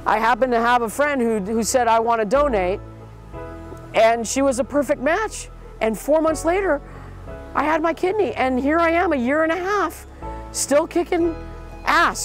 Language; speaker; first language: English; native; English